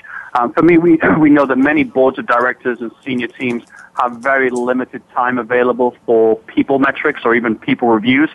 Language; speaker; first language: English; native; English